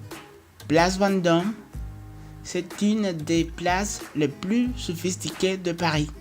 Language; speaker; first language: French; non-native, fluent; Spanish